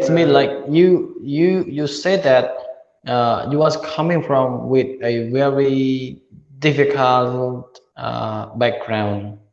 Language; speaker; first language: English; non-native, learner; Khmer